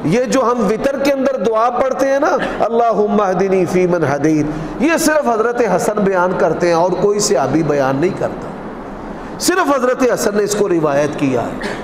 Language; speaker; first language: Urdu; non-native, local second language; Punjabi